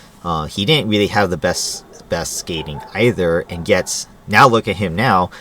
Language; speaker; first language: English; native; English